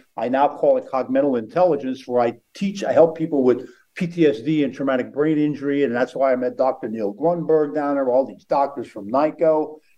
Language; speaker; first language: English; native; English